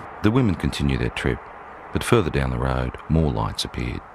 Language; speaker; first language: English; native; English